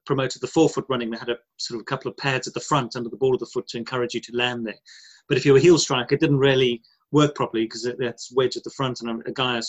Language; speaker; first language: English; native; English